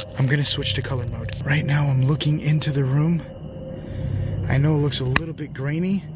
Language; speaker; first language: English; native; English